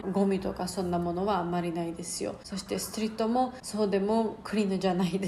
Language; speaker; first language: Japanese; non-native, learner; Georgian